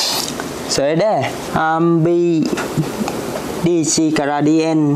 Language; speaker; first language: Japanese; non-native, learner; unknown